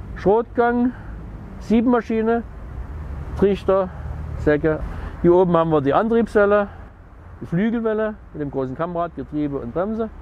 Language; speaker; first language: German; native; German